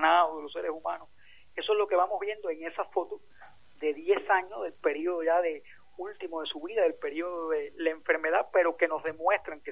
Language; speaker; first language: Spanish; native; Spanish